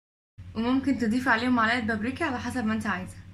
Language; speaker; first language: Arabic; native; Arabic